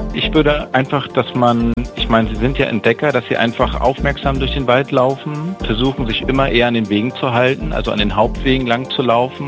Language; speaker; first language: German; native; German